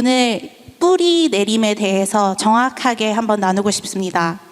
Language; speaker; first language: Korean; native; Korean